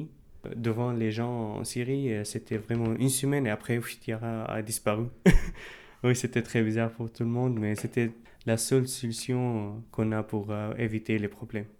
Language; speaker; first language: French; non-native, fluent; Arabic